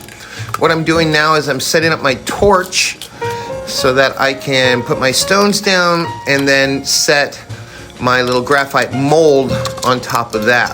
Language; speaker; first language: English; native; English